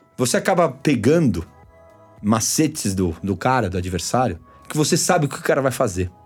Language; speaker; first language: Portuguese; early bilingual, other home language; Spanish